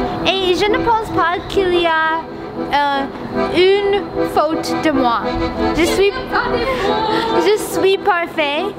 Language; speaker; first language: French; non-native, learner; English